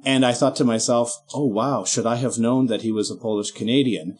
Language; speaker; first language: English; native; English